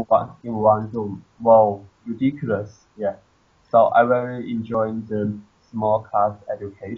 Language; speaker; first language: English; non-native, learner; Chinese